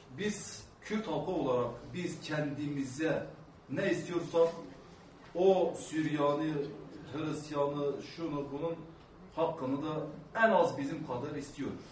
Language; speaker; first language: Turkish; non-native, local second language; Kurdish